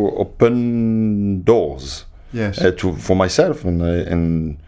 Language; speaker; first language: English; non-native, fluent; French